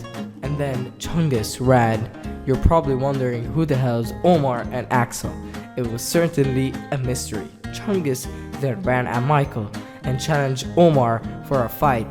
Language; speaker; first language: English; native; English